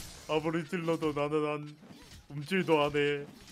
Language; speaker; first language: Korean; native; Korean